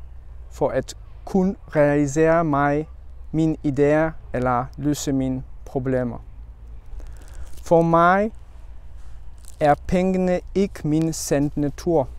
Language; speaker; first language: Danish; non-native, learner; Polish